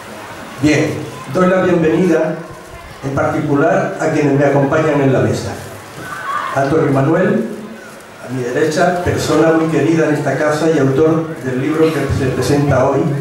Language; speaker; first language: Spanish; native; Spanish